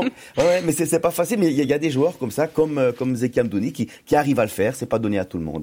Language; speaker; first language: French; native; French